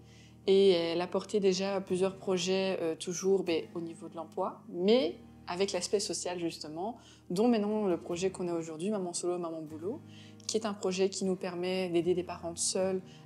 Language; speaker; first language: French; native; French